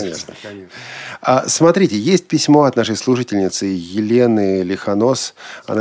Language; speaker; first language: Russian; native; Russian